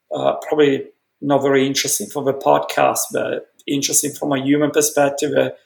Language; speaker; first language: English; non-native, fluent; Italian